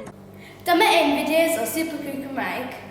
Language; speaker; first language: Welsh; non-native, local second language; English